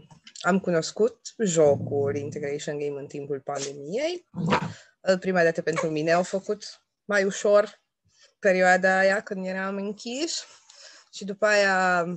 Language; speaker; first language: Romanian; non-native, local second language; Hungarian